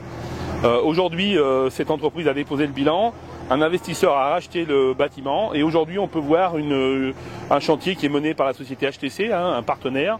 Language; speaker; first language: French; native; French